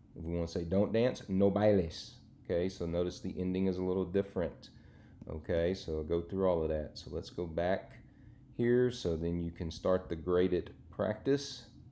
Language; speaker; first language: English; native; English